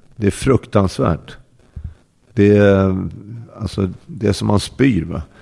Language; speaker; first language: Swedish; native; Swedish